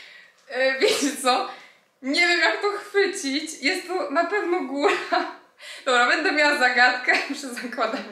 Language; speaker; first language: Polish; native; Polish